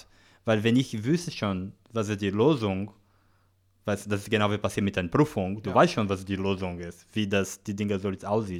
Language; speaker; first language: German; non-native, learner; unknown